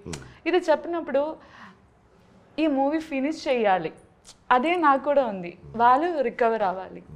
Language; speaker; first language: Telugu; non-native, learner; Malayalam